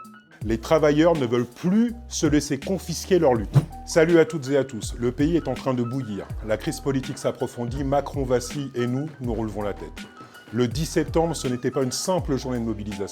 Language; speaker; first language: French; native; French